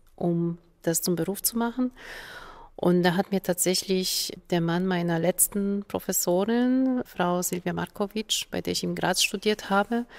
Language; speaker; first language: German; non-native, fluent; Polish